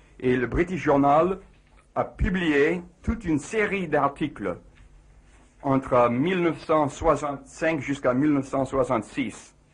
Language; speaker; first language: French; non-native, fluent; English